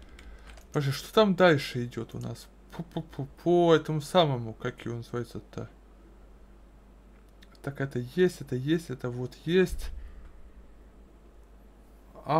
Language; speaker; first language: Russian; native; Russian